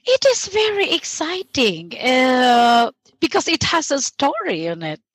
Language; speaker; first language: English; non-native, local second language; Filipino